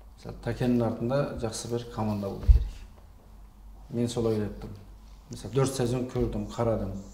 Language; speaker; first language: Kazakh; non-native, fluent; Turkish